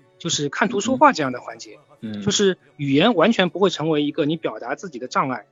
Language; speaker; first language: Chinese; native; Chinese